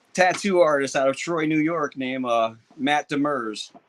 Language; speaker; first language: English; native; English